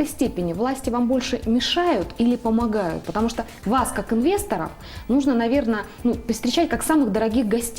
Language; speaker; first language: Russian; native; Russian